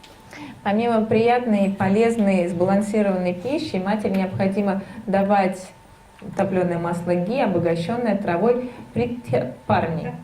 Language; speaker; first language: Russian; native; Russian